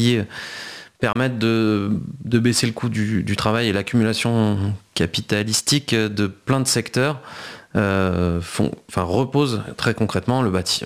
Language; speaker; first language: French; native; French